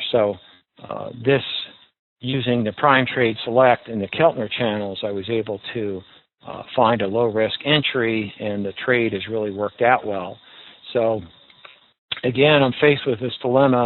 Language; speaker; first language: English; native; English